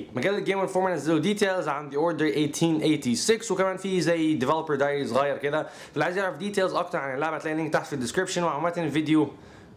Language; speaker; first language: Arabic; native; Arabic